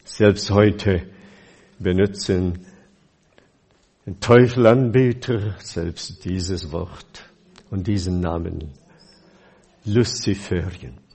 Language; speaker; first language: German; non-native, fluent; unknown